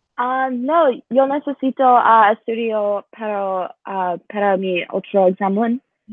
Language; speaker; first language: Spanish; non-native, learner; English